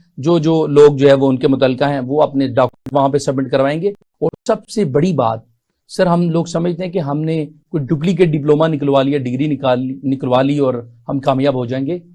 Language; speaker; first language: Urdu; non-native, local second language; Punjabi